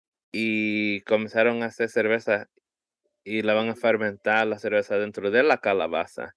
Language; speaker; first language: Spanish; early bilingual, heritage; Spanish